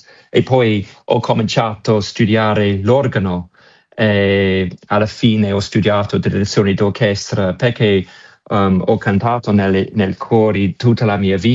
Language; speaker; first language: Italian; non-native, learner; English